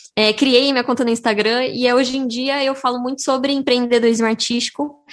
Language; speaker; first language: Portuguese; native; Portuguese